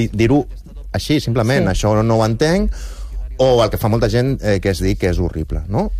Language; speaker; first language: Catalan; native; Catalan